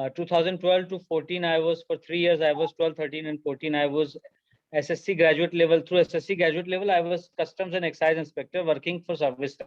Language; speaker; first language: English; non-native, local second language; Hindi